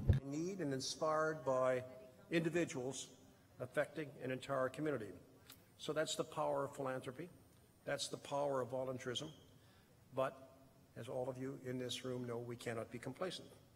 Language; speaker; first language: English; native; English